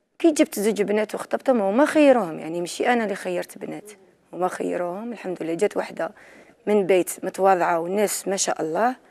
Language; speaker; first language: Arabic; native; Arabic